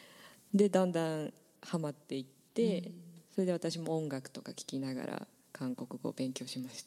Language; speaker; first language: Japanese; native; Japanese